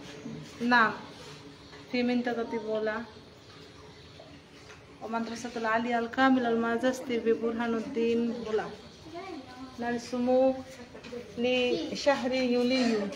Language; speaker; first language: Arabic; non-native, learner; Bangla